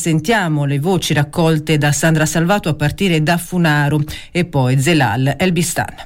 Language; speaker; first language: Italian; native; Italian